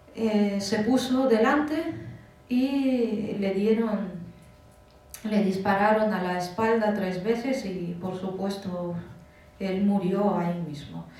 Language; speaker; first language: Spanish; non-native, fluent; Russian